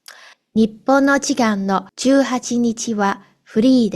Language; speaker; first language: Japanese; non-native, fluent; Cantonese